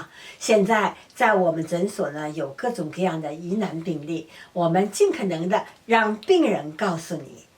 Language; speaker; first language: Chinese; native; Chinese